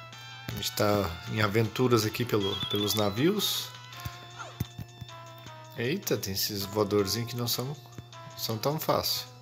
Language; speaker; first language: Portuguese; native; Portuguese